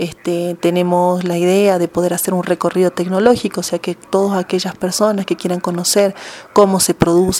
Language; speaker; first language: Spanish; native; Spanish